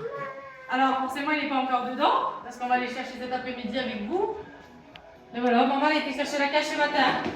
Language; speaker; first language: French; native; French